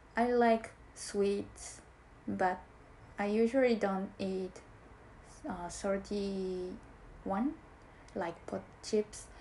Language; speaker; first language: English; non-native, learner; Japanese